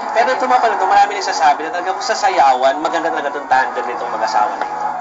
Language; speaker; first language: Filipino; native; Filipino